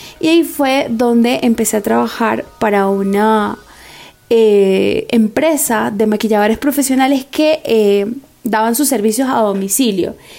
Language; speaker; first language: Spanish; native; Spanish